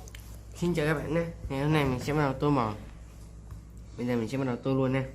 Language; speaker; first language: Vietnamese; native; Vietnamese